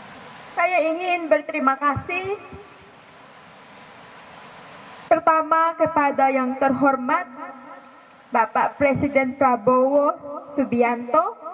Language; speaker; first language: Indonesian; non-native, fluent; Filipino